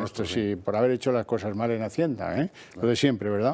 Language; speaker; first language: Spanish; native; Spanish